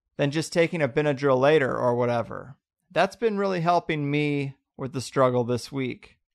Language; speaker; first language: English; native; English